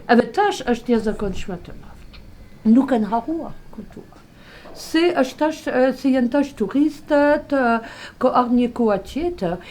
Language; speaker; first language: Albanian; non-native, learner; French